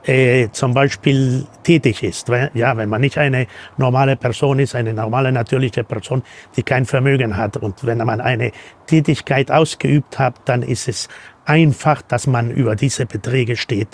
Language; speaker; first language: German; non-native, fluent; Spanish